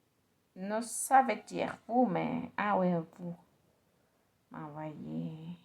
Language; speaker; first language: French; non-native, learner; Spanish